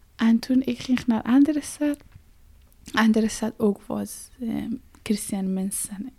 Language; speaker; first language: Dutch; non-native, fluent; Persian